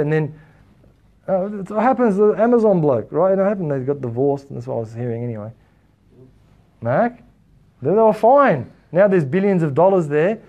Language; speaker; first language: English; native; English